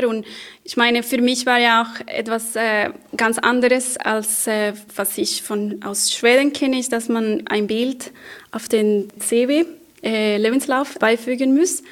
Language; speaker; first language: German; non-native, fluent; Spanish